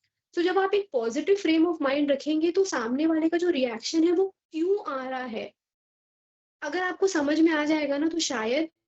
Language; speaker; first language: Hindi; native; Hindi